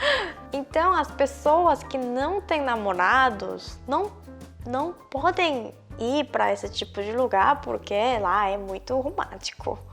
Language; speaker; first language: Portuguese; non-native, fluent; Korean